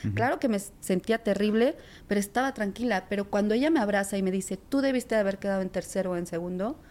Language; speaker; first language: Spanish; native; Spanish